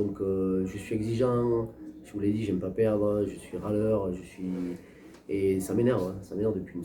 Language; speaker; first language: French; native; French